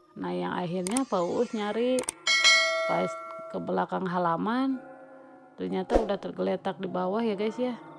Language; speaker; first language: Indonesian; non-native, local second language; Sundanese